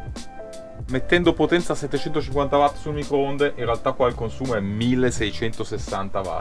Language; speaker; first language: Italian; native; Italian